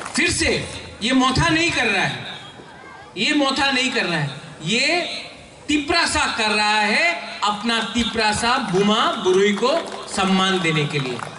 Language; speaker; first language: Hindi; non-native, local second language; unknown